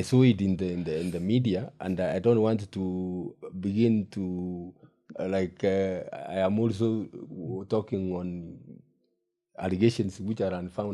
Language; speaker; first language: English; non-native, local second language; Gusii